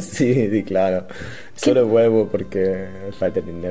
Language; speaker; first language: Spanish; non-native, learner; German